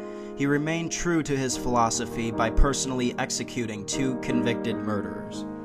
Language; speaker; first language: English; native; English